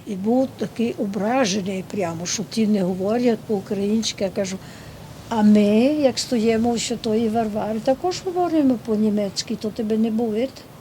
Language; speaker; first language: Ukrainian; early bilingual, heritage; Ukrainian